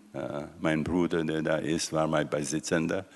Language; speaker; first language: German; non-native, fluent; Czech